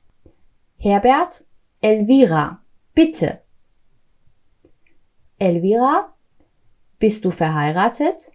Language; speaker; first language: German; non-native, fluent; Persian